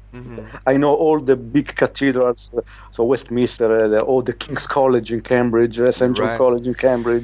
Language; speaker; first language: English; non-native, learner; Italian